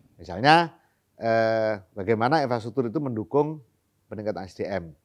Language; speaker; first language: Indonesian; native; Indonesian